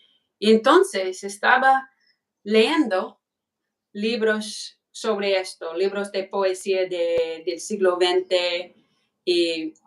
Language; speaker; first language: Spanish; non-native, fluent; English